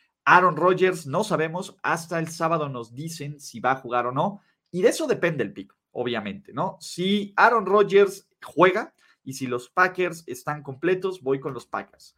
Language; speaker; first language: Spanish; native; Spanish